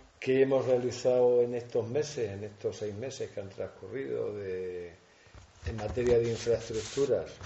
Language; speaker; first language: Spanish; native; Spanish